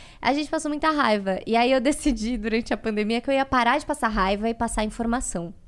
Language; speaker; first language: Portuguese; native; Portuguese